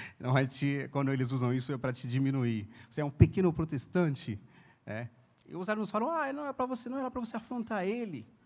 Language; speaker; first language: Portuguese; non-native, fluent; Haitian Creole